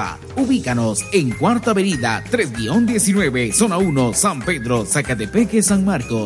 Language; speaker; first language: Spanish; native; Spanish